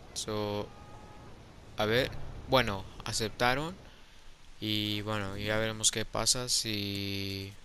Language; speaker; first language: Spanish; early bilingual, heritage; Spanish